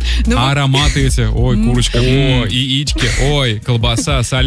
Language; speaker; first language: Russian; native; Russian